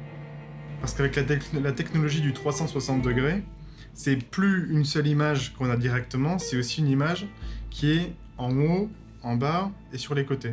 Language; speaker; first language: French; native; French